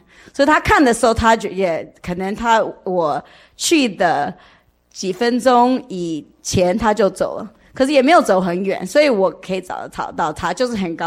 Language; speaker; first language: Chinese; early bilingual, heritage; English